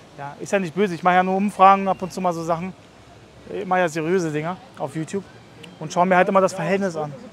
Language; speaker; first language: German; early bilingual, other home language; Russian